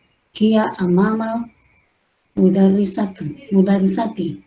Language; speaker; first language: Arabic; non-native, learner; Indonesian